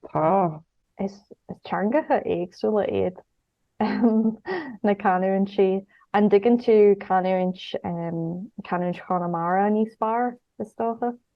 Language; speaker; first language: Irish; non-native, local second language; English